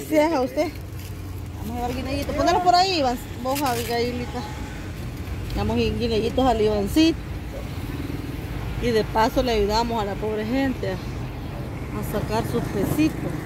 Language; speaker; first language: Spanish; native; Spanish